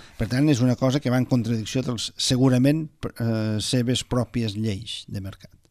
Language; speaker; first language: Catalan; native; Catalan